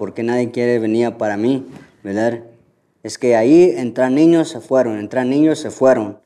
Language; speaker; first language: Spanish; early bilingual, heritage; Spanish